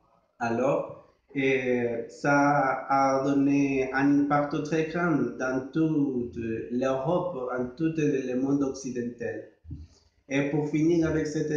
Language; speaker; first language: French; non-native, learner; Spanish